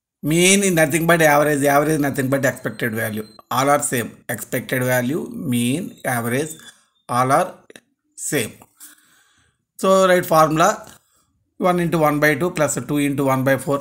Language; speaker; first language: English; non-native, local second language; Telugu